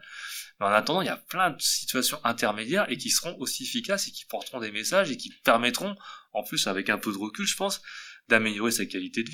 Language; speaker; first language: French; native; French